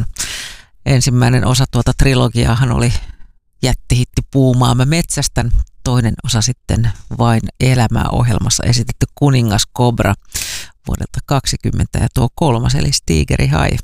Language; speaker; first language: Finnish; native; Finnish